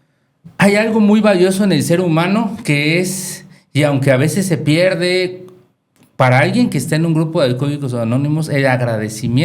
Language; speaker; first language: Spanish; native; Spanish